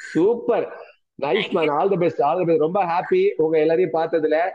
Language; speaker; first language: Tamil; native; Tamil